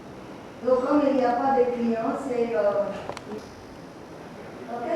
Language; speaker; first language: French; non-native, fluent; Hindi